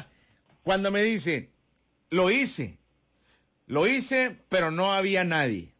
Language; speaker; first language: Spanish; native; Spanish